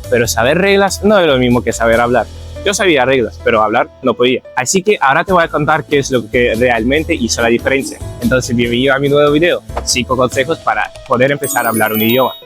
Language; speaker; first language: Spanish; non-native, fluent; Ukrainian